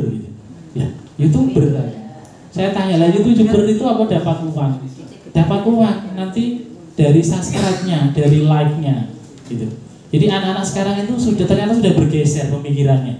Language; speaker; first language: Indonesian; native; Indonesian